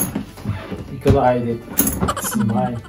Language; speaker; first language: English; non-native, learner; Turkish